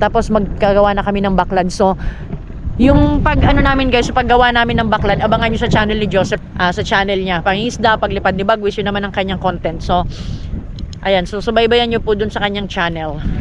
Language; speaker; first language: Filipino; native; Filipino